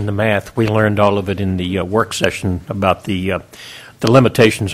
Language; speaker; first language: English; native; English